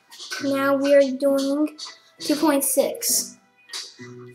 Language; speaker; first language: English; native; English